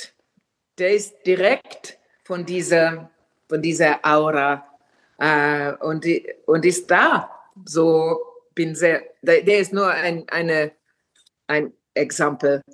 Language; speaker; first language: German; non-native, fluent; Finnish